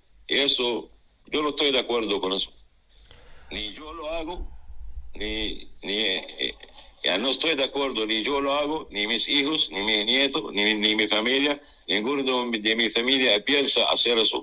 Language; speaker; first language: Spanish; non-native, fluent; Arabic